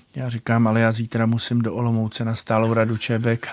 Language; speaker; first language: Czech; native; Czech